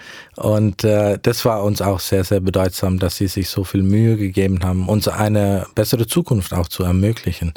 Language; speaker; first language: German; early bilingual, heritage; German